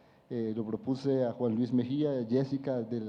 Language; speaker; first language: Spanish; native; Spanish